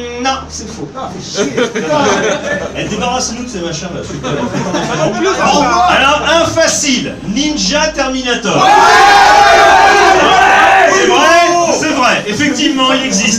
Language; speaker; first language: French; native; French